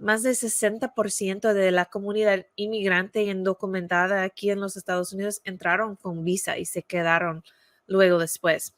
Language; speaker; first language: Spanish; non-native, fluent; English